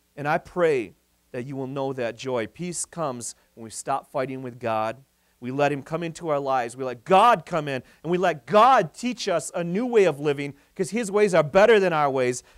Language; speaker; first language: English; native; English